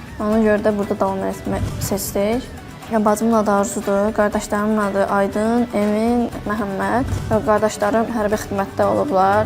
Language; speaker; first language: Azerbaijani; early bilingual, other home language; Chinese